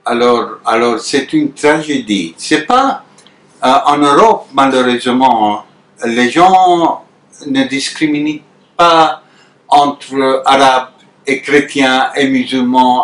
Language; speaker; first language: French; non-native, fluent; Arabic